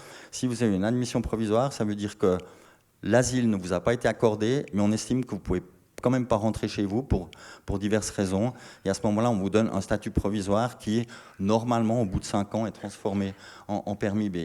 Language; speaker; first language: French; native; French